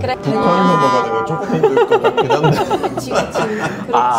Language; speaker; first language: Korean; non-native, fluent; English